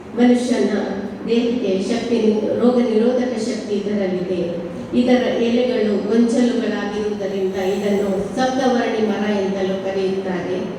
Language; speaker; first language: Kannada; non-native, local second language; Tulu